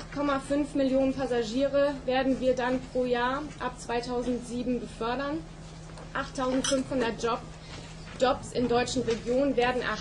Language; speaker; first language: German; native; German